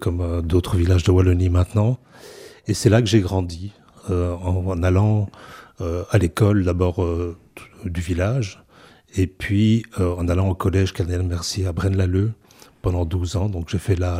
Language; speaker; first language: French; native; French